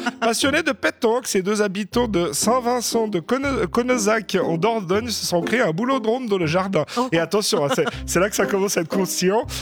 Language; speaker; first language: French; native; French